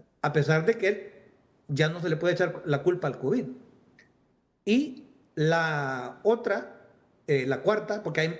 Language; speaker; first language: Spanish; native; Spanish